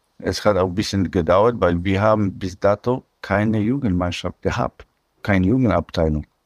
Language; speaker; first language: German; non-native, fluent; Polish